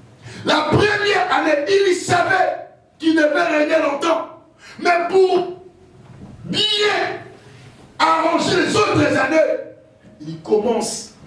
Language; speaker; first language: French; non-native, local second language; Lingala